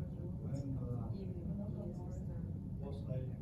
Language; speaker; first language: English; non-native, learner; Russian